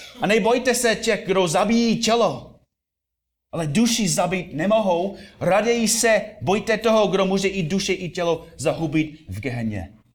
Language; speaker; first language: Czech; non-native, fluent; English